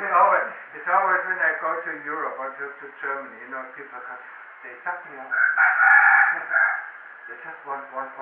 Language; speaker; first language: English; non-native, fluent; German